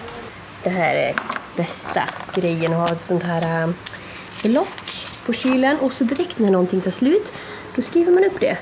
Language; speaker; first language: Swedish; native; Swedish